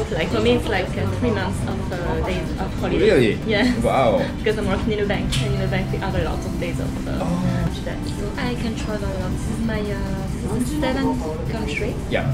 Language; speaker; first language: English; non-native, learner; French